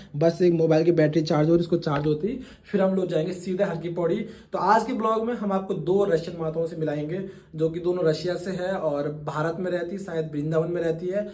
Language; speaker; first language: Hindi; native; Hindi